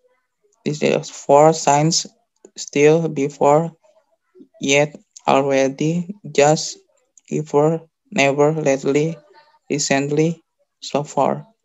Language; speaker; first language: English; non-native, learner; Indonesian